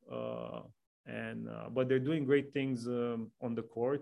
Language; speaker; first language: English; non-native, fluent; Romanian